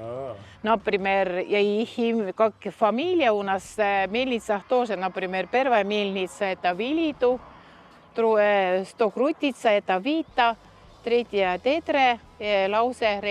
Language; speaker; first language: Russian; non-native, local second language; Estonian